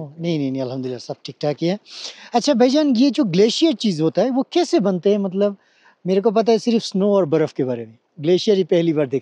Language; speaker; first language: Hindi; non-native, fluent; Bangla